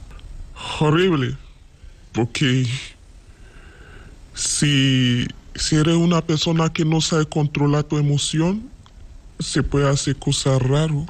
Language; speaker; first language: Spanish; non-native, learner; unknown